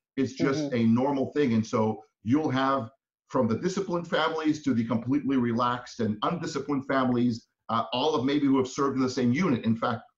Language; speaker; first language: English; non-native, fluent; Hebrew